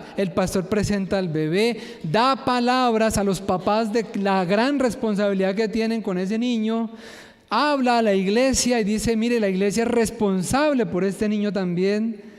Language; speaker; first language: Spanish; native; Spanish